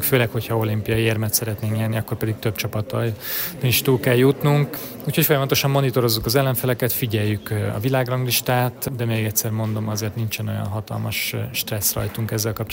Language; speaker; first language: Hungarian; native; Hungarian